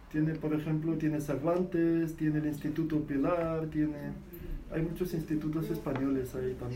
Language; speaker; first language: Spanish; non-native, fluent; Arabic